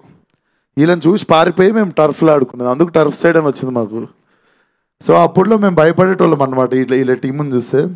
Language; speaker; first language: Telugu; native; Telugu